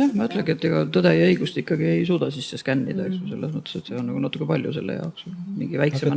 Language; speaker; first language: Estonian; native; Estonian